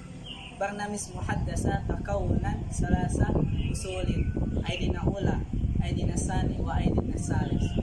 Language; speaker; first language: Arabic; non-native, learner; Indonesian